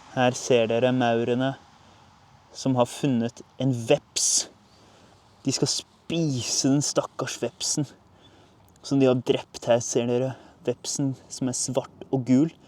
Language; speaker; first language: Norwegian; native; Norwegian